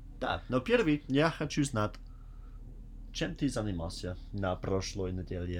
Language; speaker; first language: Russian; non-native, learner; English